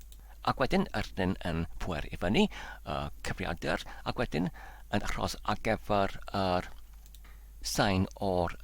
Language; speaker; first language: Welsh; non-native, learner; Polish